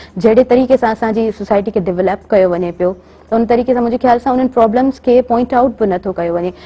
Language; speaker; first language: Sindhi; native; Sindhi